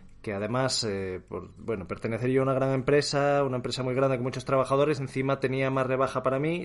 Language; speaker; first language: Spanish; native; Spanish